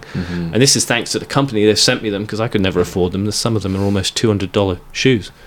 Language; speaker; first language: English; native; English